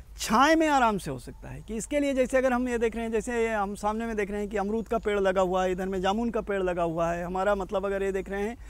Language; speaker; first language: Hindi; native; Hindi